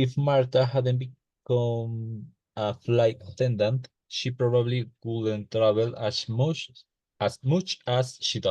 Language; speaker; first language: English; non-native, learner; Spanish